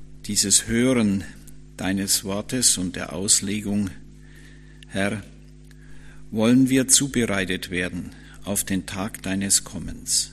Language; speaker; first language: German; native; German